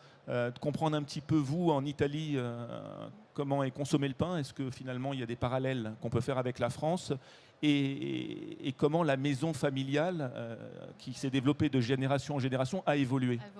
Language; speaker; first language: French; native; French